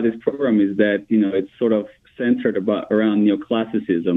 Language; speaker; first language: English; non-native, fluent; Armenian